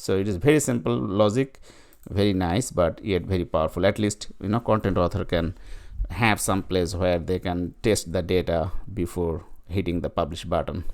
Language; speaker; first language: English; non-native, fluent; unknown